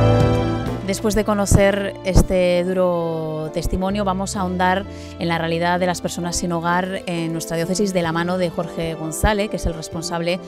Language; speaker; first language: Spanish; native; Spanish